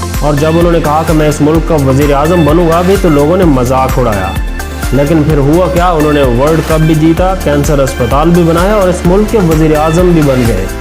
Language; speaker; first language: Urdu; native; Urdu